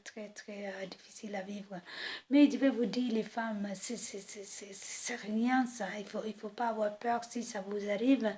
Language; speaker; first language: French; non-native, fluent; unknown